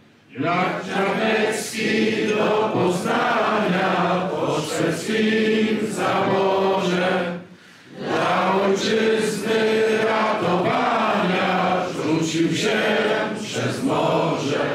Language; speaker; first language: Polish; native; Polish